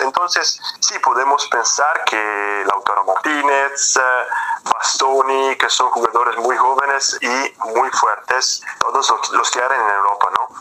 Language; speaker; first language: Spanish; non-native, fluent; Italian